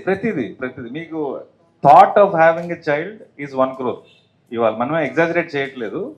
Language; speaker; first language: Telugu; native; Telugu